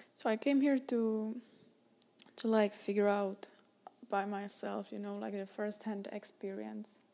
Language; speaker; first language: English; non-native, fluent; Czech